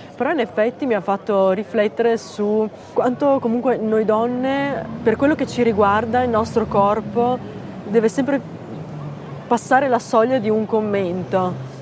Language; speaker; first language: Italian; native; Italian